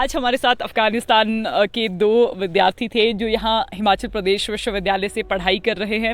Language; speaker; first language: Hindi; native; Hindi